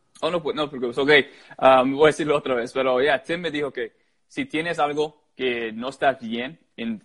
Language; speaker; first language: Spanish; early bilingual, heritage; Spanish